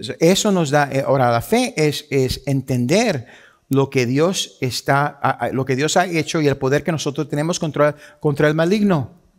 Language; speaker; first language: Spanish; early bilingual, heritage; Spanish